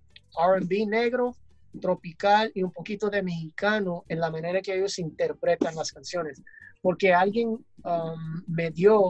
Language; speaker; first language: Spanish; early bilingual, heritage; English